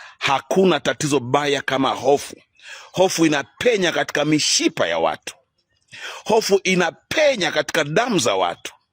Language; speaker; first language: Swahili; native; Swahili